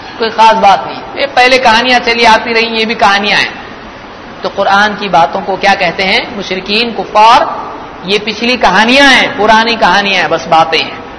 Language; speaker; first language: Urdu; native; Urdu